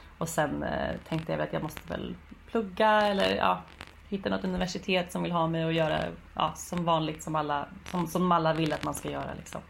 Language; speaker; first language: Swedish; native; Swedish